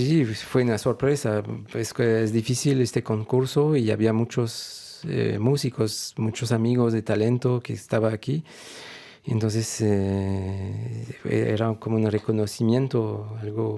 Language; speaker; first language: Spanish; non-native, fluent; French